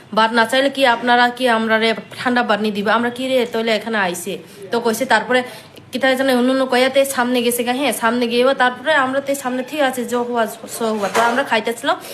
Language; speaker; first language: Bangla; non-native, local second language; Kok Borok